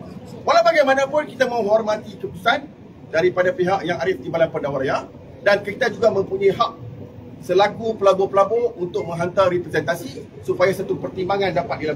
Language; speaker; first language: Malay; native; Malay